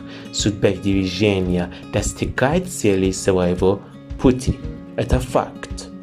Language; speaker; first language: Russian; non-native, fluent; Persian